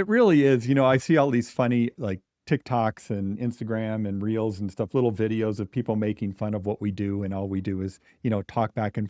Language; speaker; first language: English; native; English